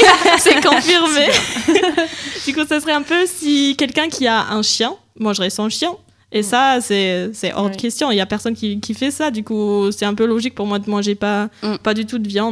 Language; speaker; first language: French; non-native, fluent; German